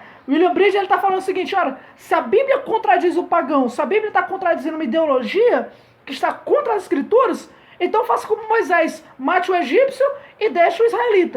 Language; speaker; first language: Portuguese; native; Portuguese